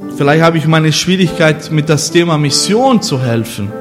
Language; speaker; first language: German; non-native, fluent; Portuguese